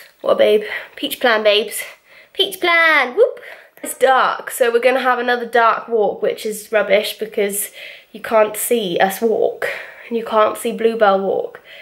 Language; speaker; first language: English; native; English